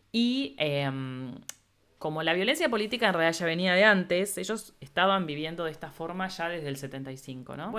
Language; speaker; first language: Spanish; native; Spanish